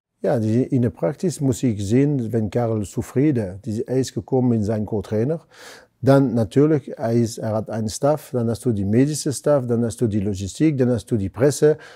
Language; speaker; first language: German; non-native, fluent; French